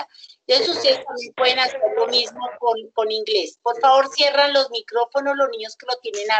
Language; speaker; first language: Spanish; native; Spanish